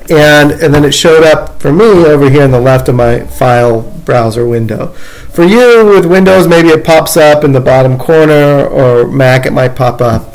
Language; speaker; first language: English; native; English